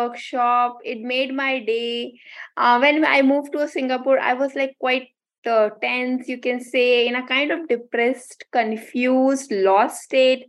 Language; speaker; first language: English; non-native, local second language; Hindi